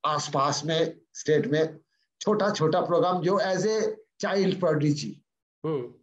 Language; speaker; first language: Hindi; non-native, local second language; Bangla